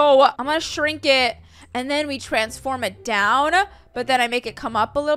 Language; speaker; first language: English; native; English